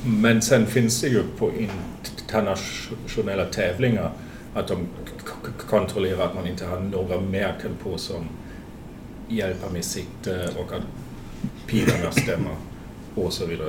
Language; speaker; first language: Swedish; non-native, fluent; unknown